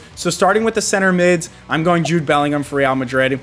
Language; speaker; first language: English; native; English